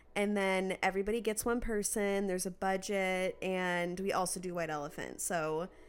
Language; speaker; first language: English; native; English